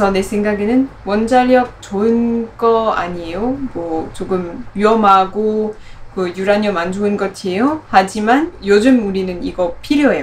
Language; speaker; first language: Korean; non-native, learner; French